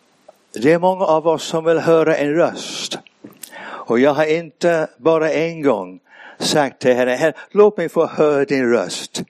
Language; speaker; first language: Swedish; non-native, fluent; English